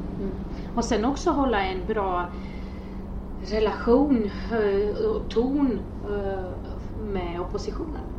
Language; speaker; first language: Swedish; non-native, fluent; Romanian